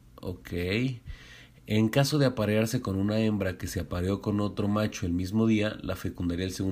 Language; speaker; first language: Spanish; native; Spanish